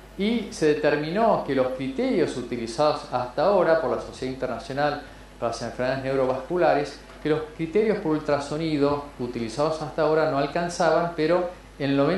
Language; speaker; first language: Spanish; native; Spanish